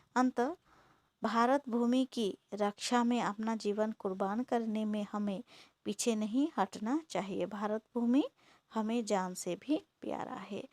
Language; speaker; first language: Hindi; non-native, local second language; Assamese